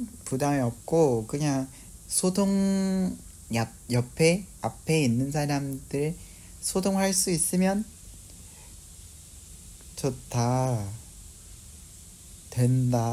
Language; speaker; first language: Korean; non-native, fluent; Vietnamese